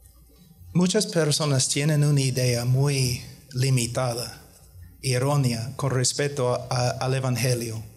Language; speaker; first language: Spanish; non-native, fluent; English